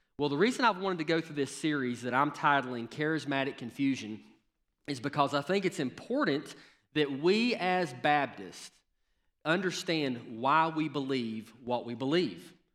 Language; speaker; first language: English; native; English